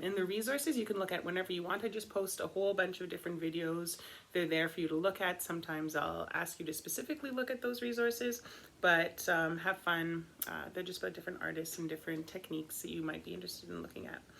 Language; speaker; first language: English; native; English